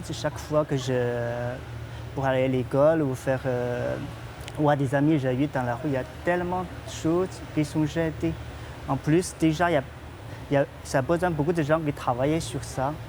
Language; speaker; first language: French; non-native, fluent; Chinese